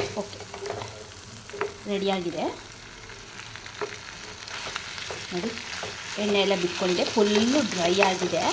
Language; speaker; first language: Kannada; native; Kannada